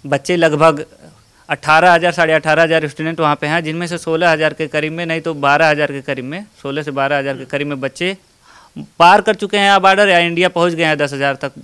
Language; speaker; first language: Hindi; native; Hindi